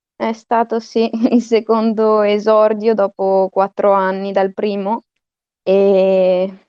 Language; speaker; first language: Italian; native; Italian